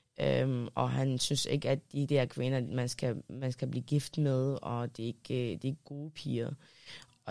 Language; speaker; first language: Danish; early bilingual, other home language; Arabic